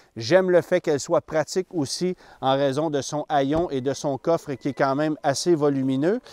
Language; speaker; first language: French; native; French